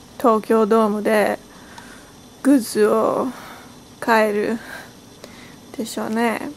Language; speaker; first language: Japanese; non-native, learner; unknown